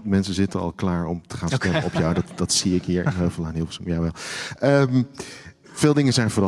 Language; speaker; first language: Dutch; native; Dutch